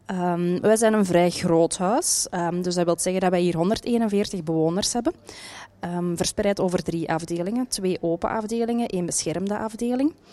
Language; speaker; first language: Dutch; native; Dutch